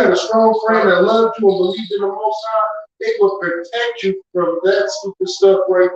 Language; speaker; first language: English; native; English